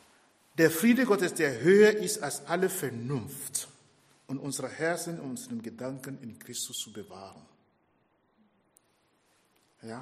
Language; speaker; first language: German; non-native, fluent; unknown